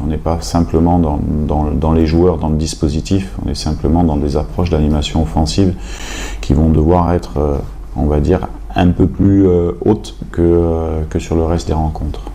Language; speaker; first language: French; native; French